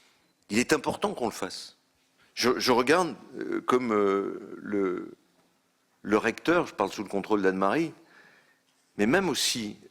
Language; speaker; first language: French; native; French